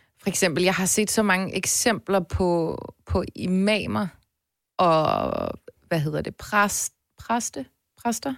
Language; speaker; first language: Danish; early bilingual, other home language; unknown